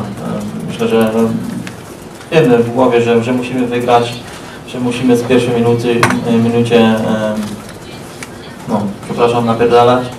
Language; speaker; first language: Polish; early bilingual, heritage; Polish